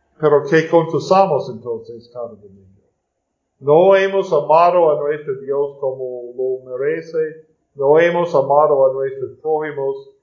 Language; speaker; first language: Spanish; non-native, learner; English